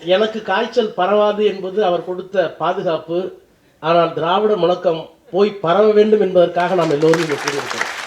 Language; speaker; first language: Tamil; native; Tamil